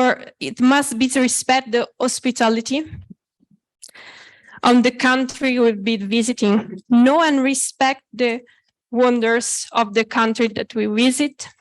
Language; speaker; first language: English; non-native, fluent; Italian